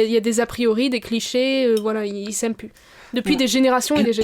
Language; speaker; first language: French; native; French